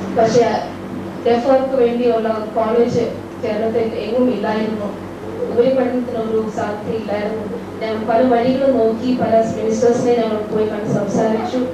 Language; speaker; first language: Malayalam; early bilingual, heritage; Malayalam